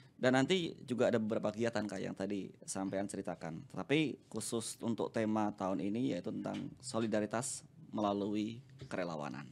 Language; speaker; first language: Indonesian; native; Indonesian